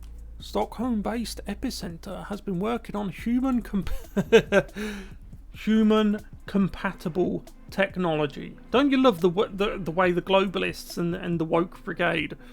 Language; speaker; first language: English; native; English